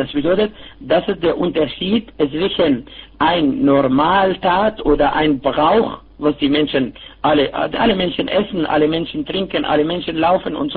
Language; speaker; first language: German; non-native, fluent; Arabic